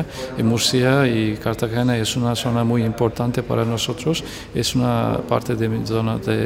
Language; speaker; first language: Spanish; non-native, fluent; Turkish